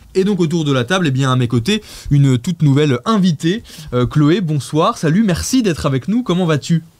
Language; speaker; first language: French; native; French